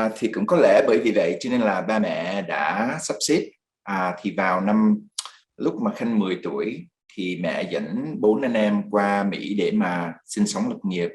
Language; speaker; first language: Vietnamese; early bilingual, other home language; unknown